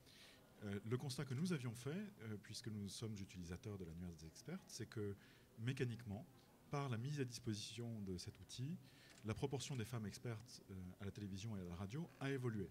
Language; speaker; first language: French; native; French